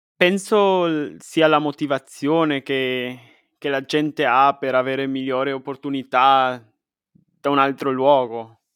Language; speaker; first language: Italian; non-native, fluent; Spanish